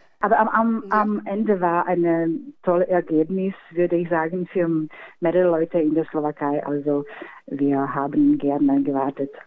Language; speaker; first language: German; non-native, fluent; Slovak